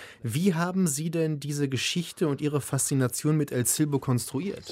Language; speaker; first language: German; native; German